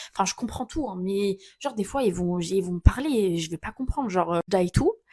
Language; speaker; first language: French; early bilingual, other home language; Arabic